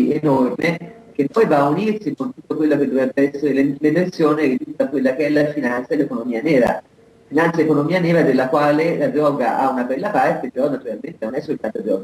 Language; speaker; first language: Italian; native; Italian